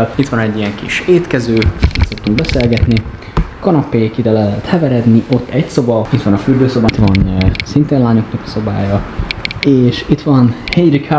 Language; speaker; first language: Hungarian; native; Hungarian